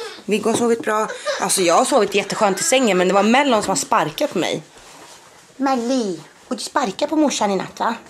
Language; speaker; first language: Swedish; native; Swedish